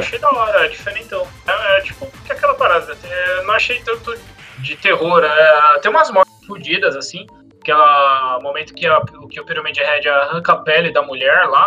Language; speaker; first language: Portuguese; native; Portuguese